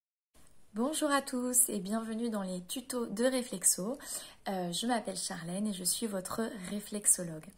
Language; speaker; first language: French; native; French